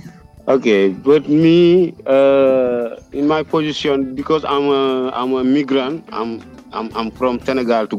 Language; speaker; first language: English; non-native, learner; Wolof